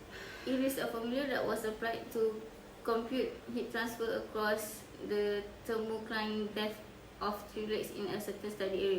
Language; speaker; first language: English; non-native, local second language; Malay